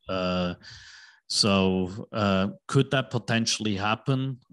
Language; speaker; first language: English; non-native, fluent; German